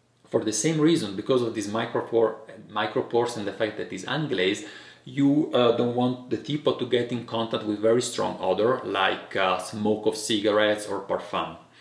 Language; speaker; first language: English; non-native, fluent; Italian